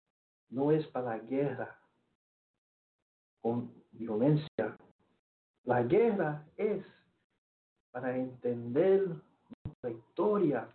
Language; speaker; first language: Spanish; early bilingual, heritage; Spanish